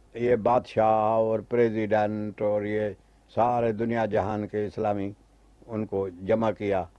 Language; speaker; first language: Urdu; non-native, local second language; Sindhi